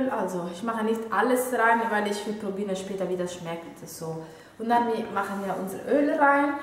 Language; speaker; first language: German; non-native, fluent; Italian